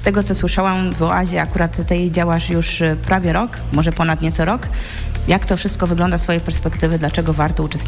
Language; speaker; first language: Polish; native; Polish